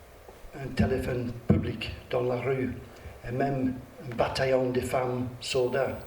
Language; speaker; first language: French; non-native, learner; English